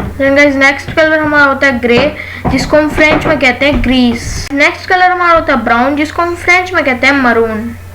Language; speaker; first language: Hindi; native; Hindi